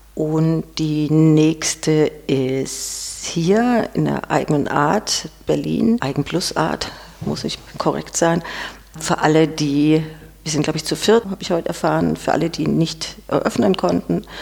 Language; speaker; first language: German; native; German